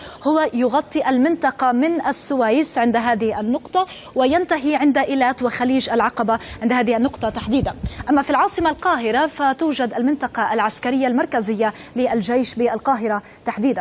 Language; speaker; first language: Arabic; native; Arabic